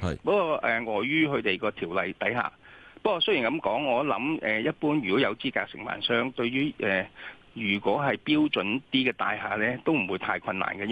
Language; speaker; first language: Cantonese; native; Cantonese